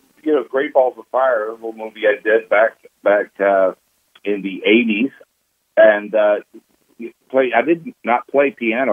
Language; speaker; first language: English; native; English